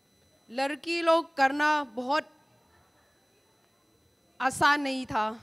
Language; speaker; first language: Hindi; non-native, local second language; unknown